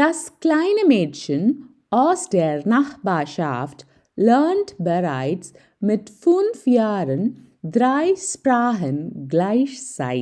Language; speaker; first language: German; non-native, fluent; Malayalam